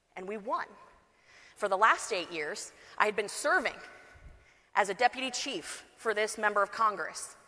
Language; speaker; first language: English; native; English